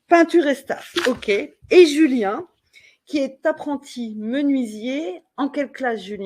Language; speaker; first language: French; native; French